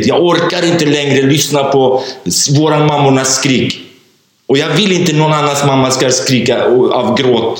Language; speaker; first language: Swedish; non-native, fluent; Kurdish